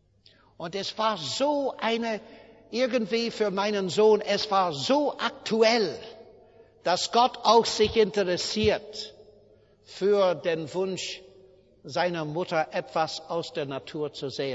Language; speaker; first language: German; non-native, fluent; English